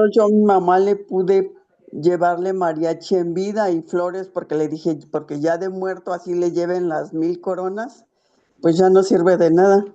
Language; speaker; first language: Spanish; native; Spanish